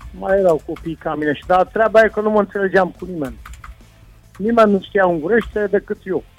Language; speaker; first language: Romanian; non-native, local second language; Hungarian